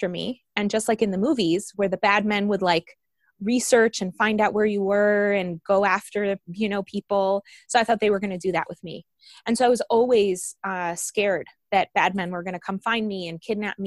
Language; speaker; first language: English; early bilingual, other home language; Spanish